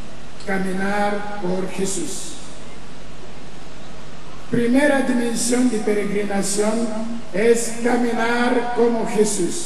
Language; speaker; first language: Spanish; non-native, fluent; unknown